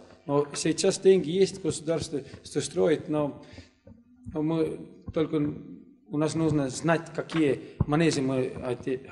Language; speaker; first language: Russian; non-native, learner; Estonian